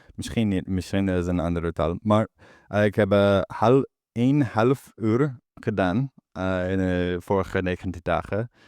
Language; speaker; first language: Dutch; non-native, learner; English